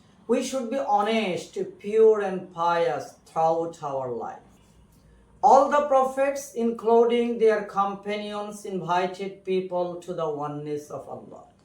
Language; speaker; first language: English; non-native, local second language; Bangla